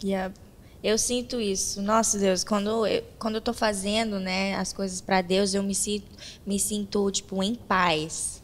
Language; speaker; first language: Portuguese; early bilingual, heritage; Portuguese